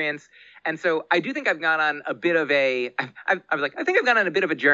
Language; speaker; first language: English; native; English